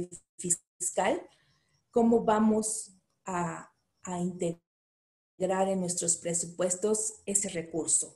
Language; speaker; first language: Spanish; native; Spanish